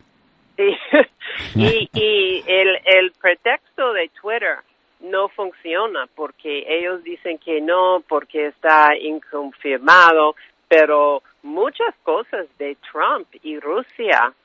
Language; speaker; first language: Spanish; non-native, fluent; English